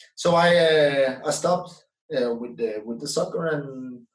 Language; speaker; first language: English; non-native, fluent; Dutch